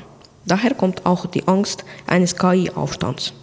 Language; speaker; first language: German; non-native, local second language; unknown